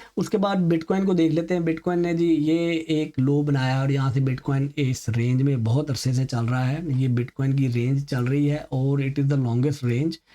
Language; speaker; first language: Urdu; native; Urdu